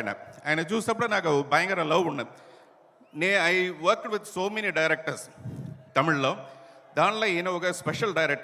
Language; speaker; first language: Telugu; non-native, local second language; Tamil